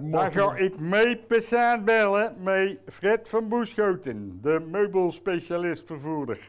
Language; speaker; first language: Dutch; native; Dutch